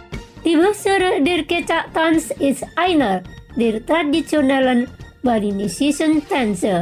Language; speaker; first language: German; non-native, fluent; Indonesian